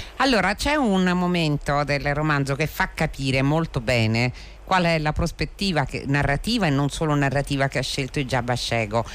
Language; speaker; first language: Italian; native; Italian